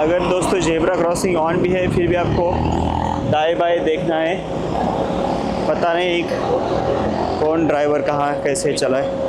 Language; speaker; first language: Hindi; non-native, local second language; Marathi